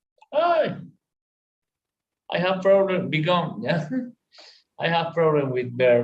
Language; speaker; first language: English; non-native, learner; Spanish